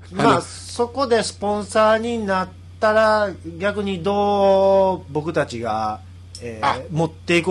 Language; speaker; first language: Japanese; native; Japanese